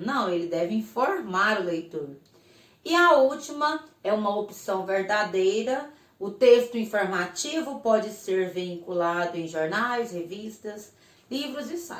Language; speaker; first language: Portuguese; native; Portuguese